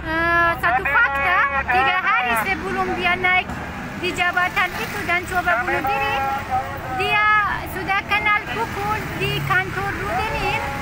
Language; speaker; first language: Indonesian; non-native, fluent; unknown